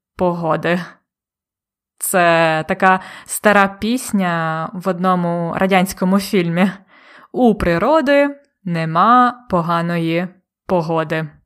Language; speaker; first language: Ukrainian; native; Ukrainian